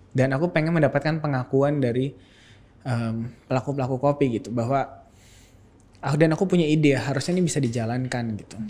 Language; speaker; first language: Indonesian; native; Indonesian